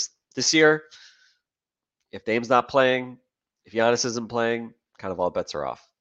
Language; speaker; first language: English; native; English